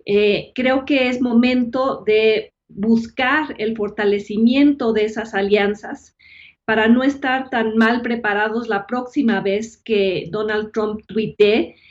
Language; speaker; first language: Spanish; native; Spanish